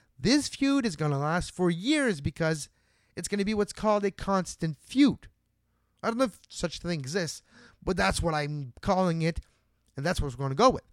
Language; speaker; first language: English; non-native, local second language; French